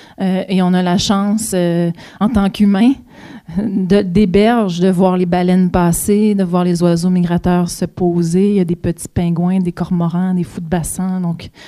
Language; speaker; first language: French; native; French